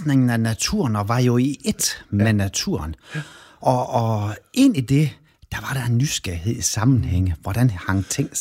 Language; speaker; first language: Danish; native; Danish